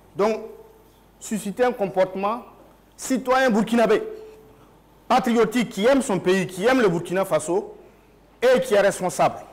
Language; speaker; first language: French; non-native, local second language; Mossi